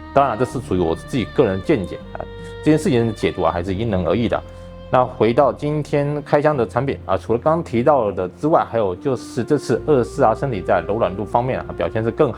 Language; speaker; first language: Chinese; native; Chinese